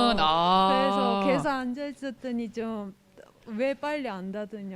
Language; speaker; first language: Korean; non-native, fluent; Japanese